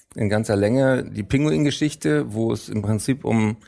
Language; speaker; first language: German; native; German